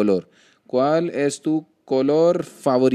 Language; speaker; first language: Spanish; non-native, learner; Hindi